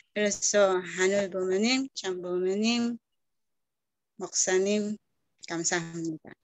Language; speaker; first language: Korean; non-native, learner; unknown